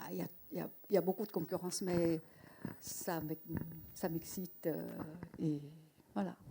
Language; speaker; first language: French; non-native, fluent; Vietnamese